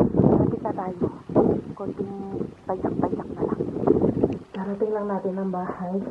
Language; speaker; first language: Filipino; non-native, local second language; Pampanga